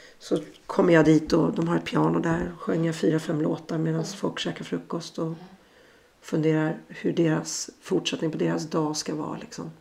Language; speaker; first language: Swedish; native; Swedish